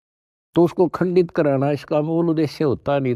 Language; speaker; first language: Hindi; native; Hindi